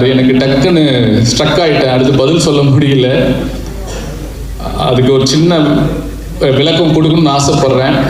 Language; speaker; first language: Tamil; native; Tamil